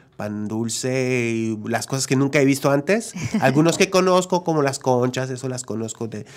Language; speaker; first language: Spanish; non-native, fluent; French